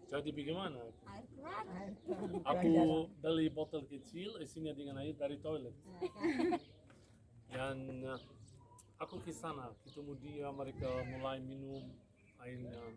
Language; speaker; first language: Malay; non-native, fluent; Arabic